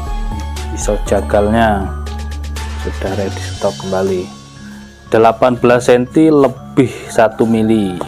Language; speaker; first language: Indonesian; native; Indonesian